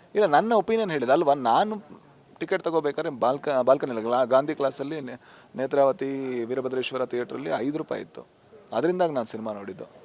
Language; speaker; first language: Kannada; non-native, local second language; Tulu